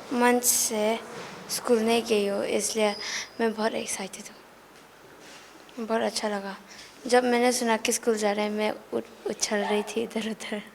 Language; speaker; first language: Hindi; non-native, local second language; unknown